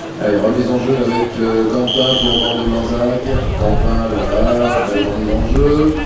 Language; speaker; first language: French; native; French